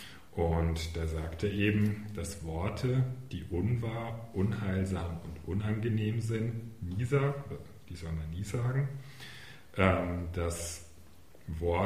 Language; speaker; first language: German; native; German